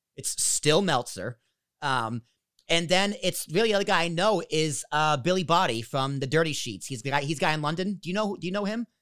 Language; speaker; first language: English; native; English